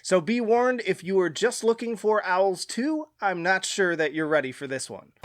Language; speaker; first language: English; native; English